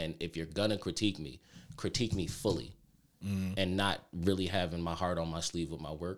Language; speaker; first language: English; native; English